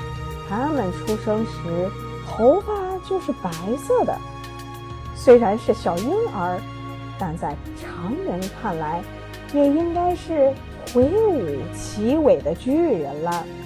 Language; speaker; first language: Chinese; native; Chinese